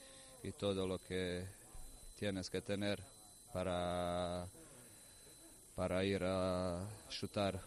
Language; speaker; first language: Spanish; non-native, fluent; Croatian